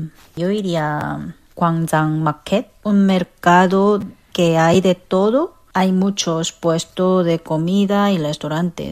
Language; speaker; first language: Spanish; non-native, learner; Korean